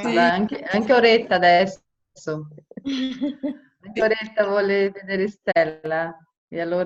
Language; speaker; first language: Italian; non-native, fluent; Portuguese